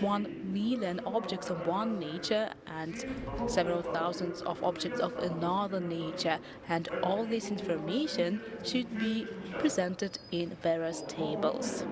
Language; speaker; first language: English; non-native, fluent; Russian